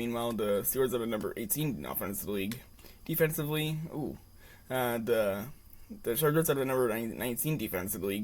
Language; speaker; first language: English; native; English